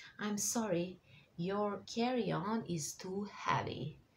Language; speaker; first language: English; non-native, fluent; Serbian